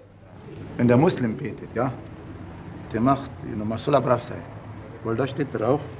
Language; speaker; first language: German; non-native, learner; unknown